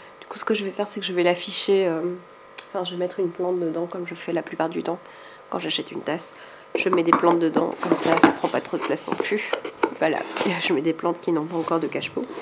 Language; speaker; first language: French; native; French